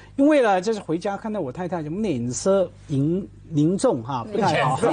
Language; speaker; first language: Chinese; non-native, local second language; Cantonese